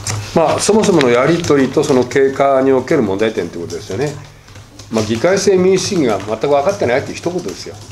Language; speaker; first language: Japanese; native; Japanese